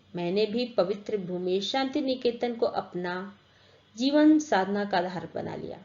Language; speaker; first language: Hindi; native; Hindi